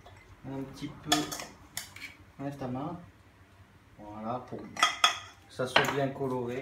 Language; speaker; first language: French; native; French